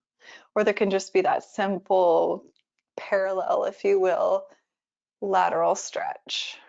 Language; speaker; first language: English; native; English